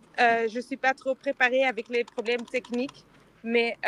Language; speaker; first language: French; non-native, fluent; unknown